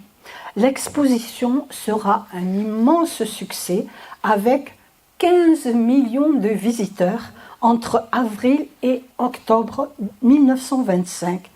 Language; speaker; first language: French; native; French